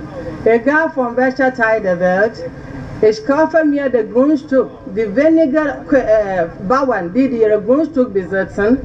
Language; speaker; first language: German; non-native, learner; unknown